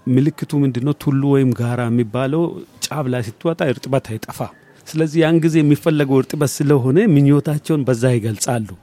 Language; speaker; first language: Amharic; non-native, local second language; Oromo